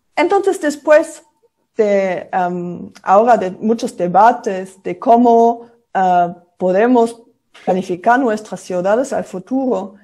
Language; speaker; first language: Spanish; non-native, fluent; German